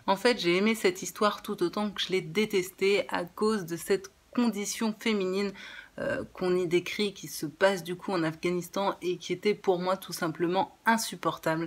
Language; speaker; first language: French; native; French